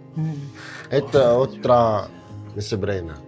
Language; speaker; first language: Spanish; non-native, learner; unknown